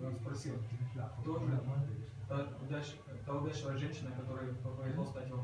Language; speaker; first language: Russian; native; Russian